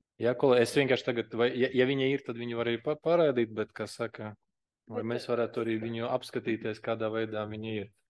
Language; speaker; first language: Latvian; non-native, local second language; Russian